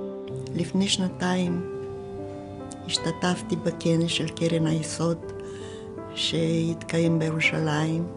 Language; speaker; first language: Hebrew; non-native, fluent; Romanian